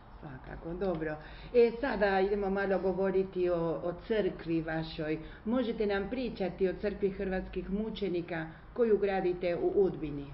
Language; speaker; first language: Croatian; early bilingual, heritage; Croatian